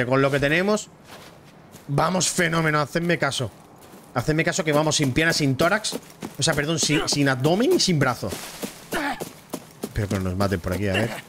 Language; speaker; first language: Spanish; native; Spanish